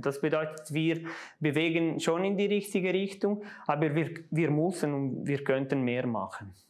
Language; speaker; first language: German; non-native, local second language; Italian